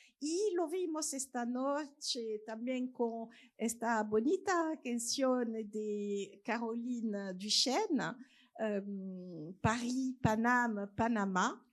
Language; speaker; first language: Spanish; non-native, fluent; French